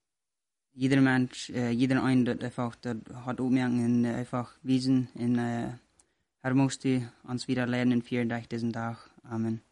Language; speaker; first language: German; non-native, learner; Plautdietsch